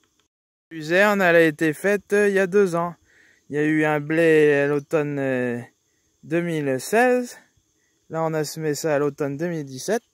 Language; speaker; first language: French; native; French